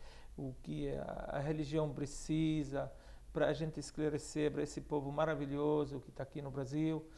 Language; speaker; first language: Portuguese; non-native, fluent; Arabic